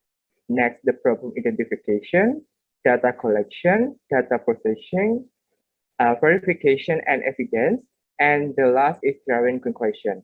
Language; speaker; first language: English; non-native, learner; Indonesian